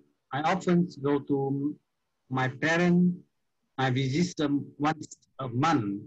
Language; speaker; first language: English; non-native, learner; Vietnamese